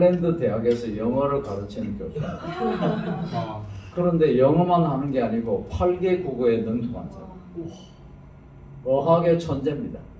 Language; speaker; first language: Korean; native; Korean